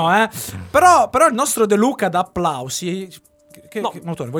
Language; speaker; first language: Italian; native; Italian